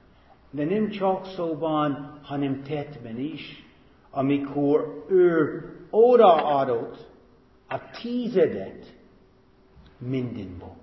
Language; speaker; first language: Hungarian; non-native, fluent; English